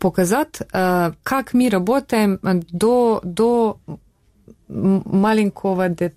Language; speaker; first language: Russian; non-native, learner; Bosnian